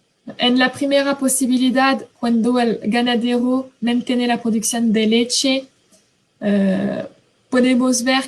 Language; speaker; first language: Spanish; non-native, fluent; French